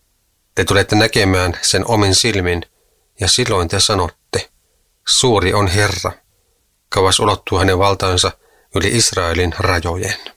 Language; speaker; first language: Finnish; native; Finnish